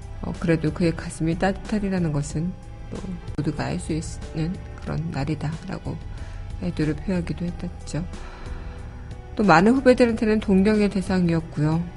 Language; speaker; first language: Korean; native; Korean